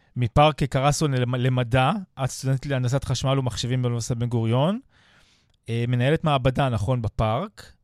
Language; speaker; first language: Hebrew; native; Hebrew